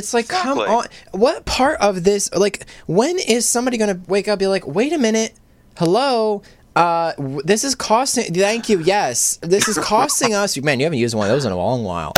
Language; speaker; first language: English; native; English